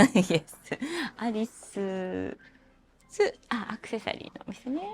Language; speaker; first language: Japanese; native; Japanese